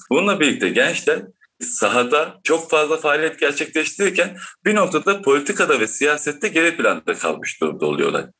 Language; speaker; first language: Turkish; native; Turkish